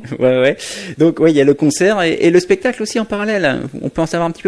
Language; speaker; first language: French; native; French